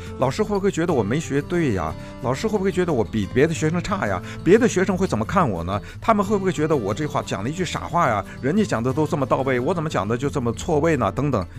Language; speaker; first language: Chinese; native; Chinese